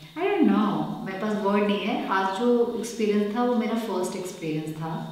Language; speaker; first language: Hindi; native; Hindi